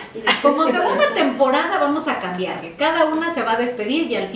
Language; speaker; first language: Spanish; native; Spanish